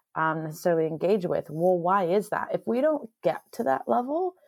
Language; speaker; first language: English; native; English